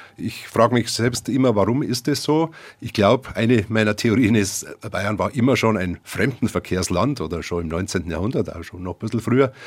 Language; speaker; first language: German; native; German